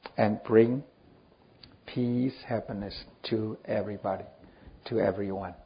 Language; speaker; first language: English; non-native, learner; Vietnamese